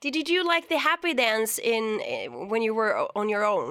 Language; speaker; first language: English; non-native, fluent; Swedish